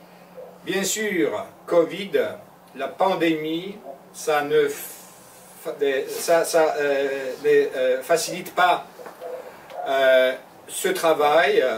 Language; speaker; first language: French; non-native, fluent; Polish